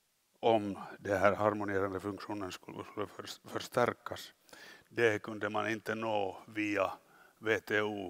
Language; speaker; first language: Swedish; non-native, local second language; Finnish